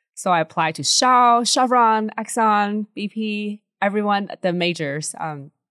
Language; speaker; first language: English; early bilingual, other home language; Chinese